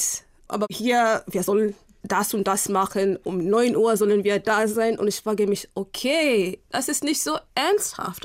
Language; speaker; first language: German; non-native, fluent; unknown